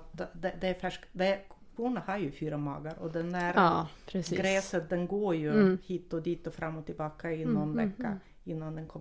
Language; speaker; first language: Swedish; non-native, fluent; Russian